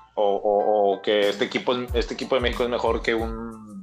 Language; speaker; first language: Spanish; native; Spanish